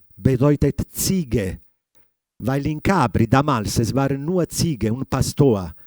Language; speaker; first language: German; non-native, fluent; Italian